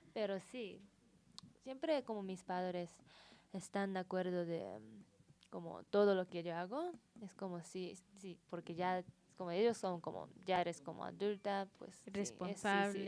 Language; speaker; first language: Spanish; non-native, learner; Japanese